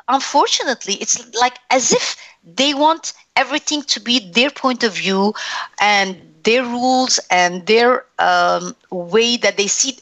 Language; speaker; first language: English; non-native, fluent; Arabic